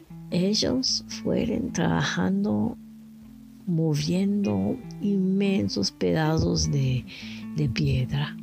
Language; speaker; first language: Spanish; non-native, learner; French